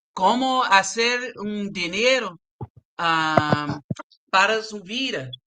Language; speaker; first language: Spanish; non-native, learner; English